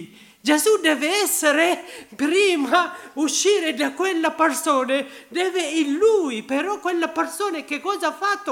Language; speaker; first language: Italian; non-native, learner; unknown